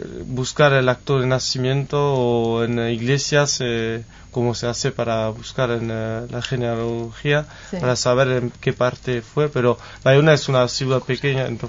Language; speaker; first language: Spanish; non-native, fluent; French